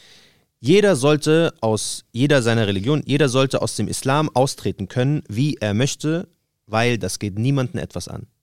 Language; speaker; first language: German; native; German